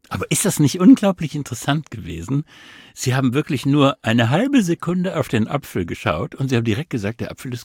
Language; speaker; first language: German; native; German